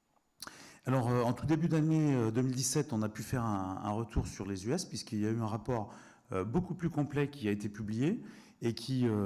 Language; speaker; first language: French; native; French